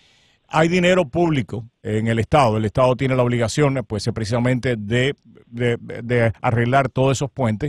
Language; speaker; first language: Spanish; native; Spanish